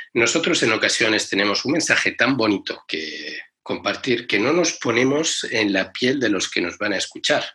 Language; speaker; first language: Spanish; native; Spanish